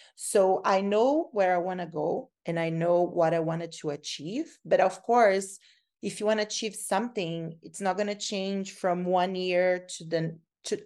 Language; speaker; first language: English; non-native, fluent; Portuguese